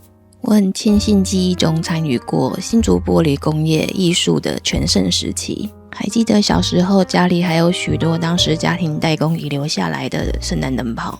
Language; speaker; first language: Chinese; native; Chinese